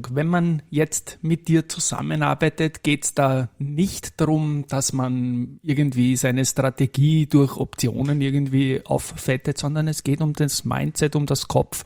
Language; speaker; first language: German; native; German